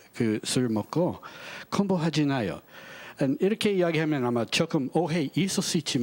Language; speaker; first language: Korean; non-native, fluent; English